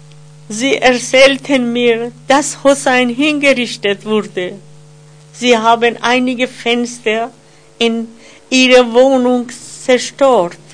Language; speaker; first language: German; non-native, fluent; Persian